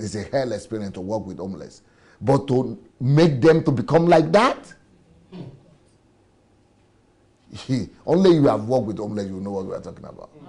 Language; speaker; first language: English; non-native, local second language; Yoruba